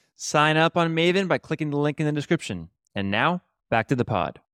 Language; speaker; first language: English; native; English